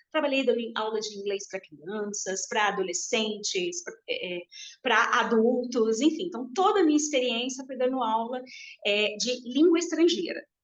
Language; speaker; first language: Portuguese; native; Portuguese